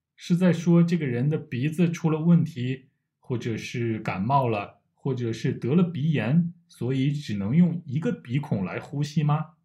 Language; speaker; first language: Chinese; native; Chinese